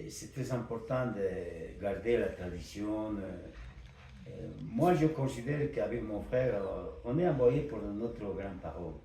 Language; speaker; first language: French; non-native, fluent; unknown